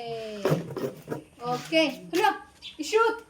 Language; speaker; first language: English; non-native, local second language; Filipino